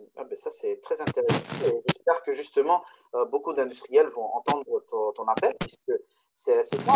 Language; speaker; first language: French; non-native, local second language; Arabic